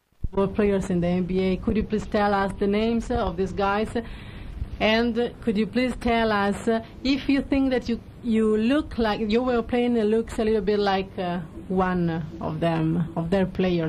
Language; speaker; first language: English; non-native, fluent; Italian